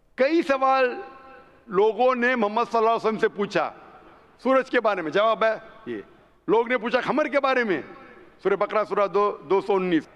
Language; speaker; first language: Hindi; non-native, local second language; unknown